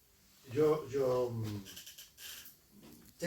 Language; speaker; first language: English; non-native, learner; Spanish